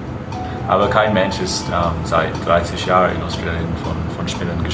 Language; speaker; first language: German; non-native, fluent; English